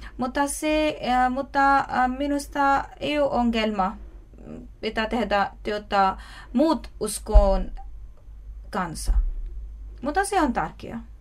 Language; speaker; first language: Finnish; non-native, learner; Urdu